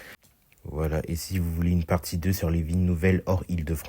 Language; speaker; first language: French; native; French